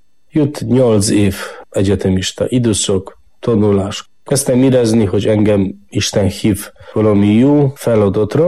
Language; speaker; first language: Hungarian; non-native, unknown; Polish